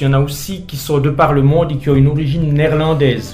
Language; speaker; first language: French; native; French